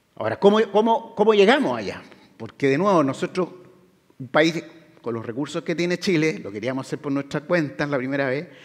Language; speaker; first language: Spanish; native; Spanish